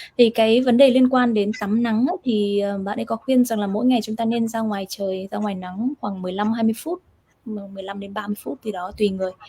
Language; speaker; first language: Vietnamese; native; Vietnamese